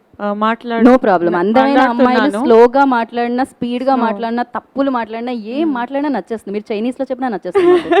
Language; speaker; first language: Telugu; native; Telugu